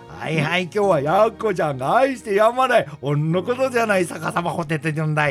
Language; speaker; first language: Japanese; native; Japanese